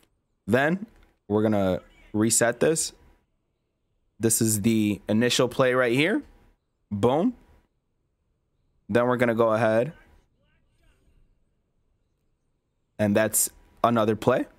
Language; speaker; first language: English; native; English